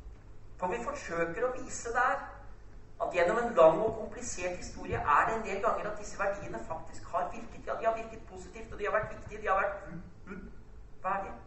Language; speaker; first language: Norwegian; native; Norwegian